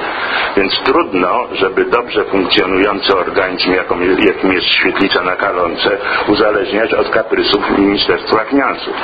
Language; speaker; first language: Polish; native; Polish